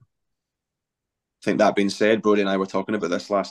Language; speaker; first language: English; native; English